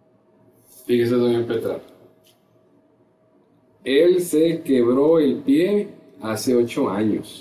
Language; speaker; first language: Spanish; native; Spanish